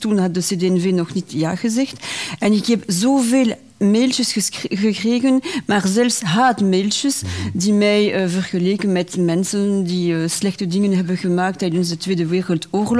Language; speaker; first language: Dutch; non-native, local second language; French